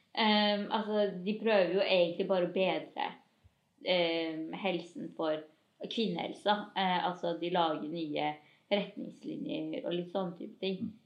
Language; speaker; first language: Norwegian; early bilingual, other home language; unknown